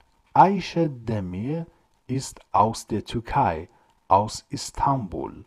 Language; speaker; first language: German; non-native, fluent; Persian